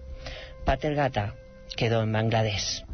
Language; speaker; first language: Spanish; native; Spanish